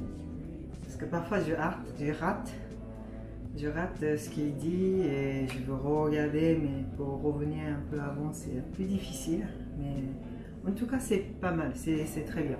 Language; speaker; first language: French; non-native, fluent; Japanese